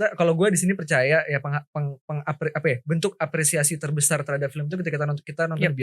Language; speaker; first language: Indonesian; native; Indonesian